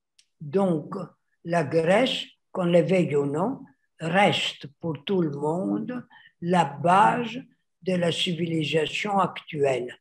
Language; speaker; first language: French; non-native, fluent; Greek